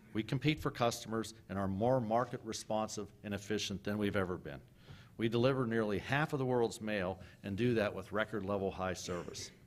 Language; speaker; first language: English; native; English